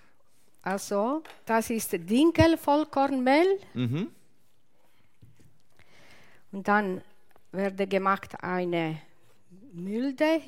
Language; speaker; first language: German; non-native, learner; Italian